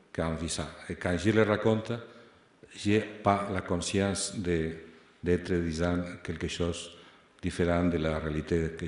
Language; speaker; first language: French; non-native, fluent; Spanish